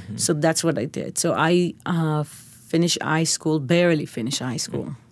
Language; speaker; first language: English; non-native, fluent; Hebrew